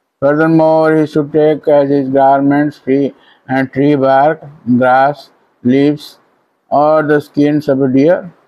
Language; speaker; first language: English; non-native, local second language; Odia